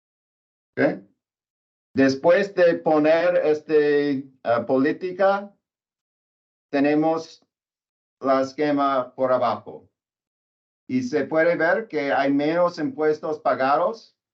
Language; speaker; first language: Spanish; non-native, learner; English